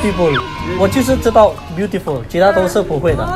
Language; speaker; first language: Chinese; non-native, fluent; Indonesian